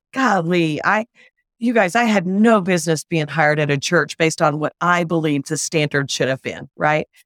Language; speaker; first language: English; native; English